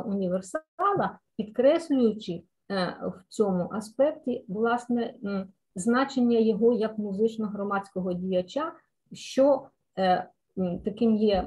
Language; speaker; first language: Ukrainian; native; Ukrainian